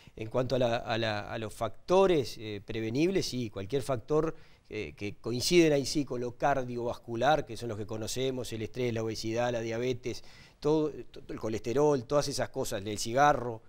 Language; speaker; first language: Spanish; native; Spanish